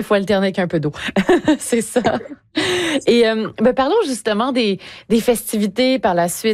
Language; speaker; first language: French; native; French